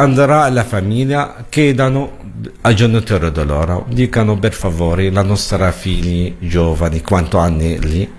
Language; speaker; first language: Italian; non-native, learner; Arabic